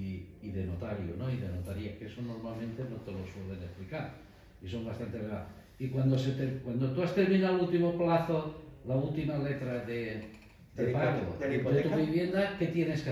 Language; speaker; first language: Spanish; native; Spanish